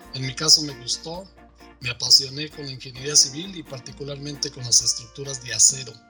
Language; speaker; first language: Spanish; native; Spanish